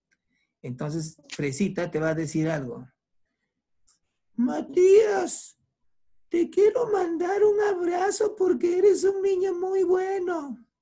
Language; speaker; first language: Spanish; native; Spanish